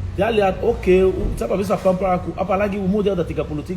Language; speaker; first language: Indonesian; non-native, fluent; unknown